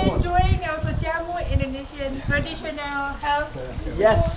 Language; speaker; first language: English; non-native, learner; Indonesian